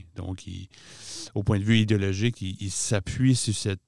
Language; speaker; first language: French; native; French